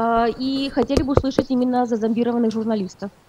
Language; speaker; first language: Russian; native; Russian